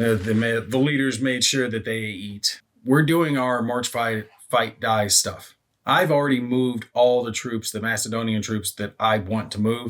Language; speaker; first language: English; native; English